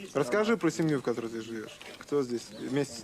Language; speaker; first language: Russian; native; Russian